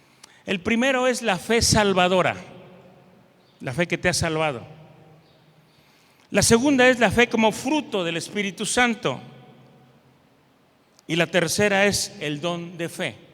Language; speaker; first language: Spanish; native; Spanish